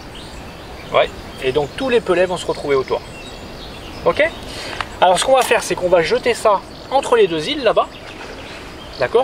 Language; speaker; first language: French; native; French